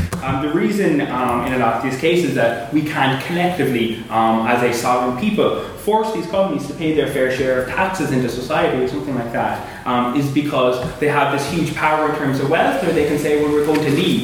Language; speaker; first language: English; native; English